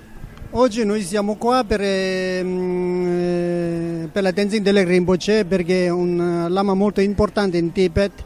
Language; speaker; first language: Italian; non-native, learner; Tibetan